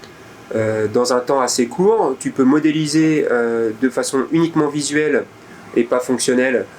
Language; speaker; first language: French; native; French